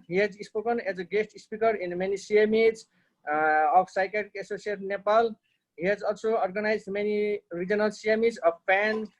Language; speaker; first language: English; non-native, local second language; Nepali